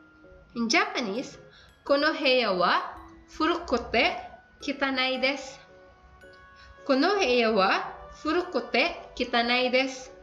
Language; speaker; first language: Japanese; non-native, fluent; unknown